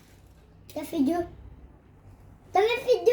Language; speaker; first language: French; native; French